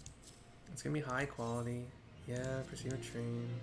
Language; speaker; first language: English; native; English